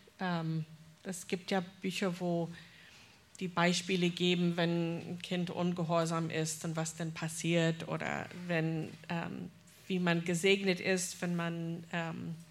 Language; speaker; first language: German; non-native, fluent; English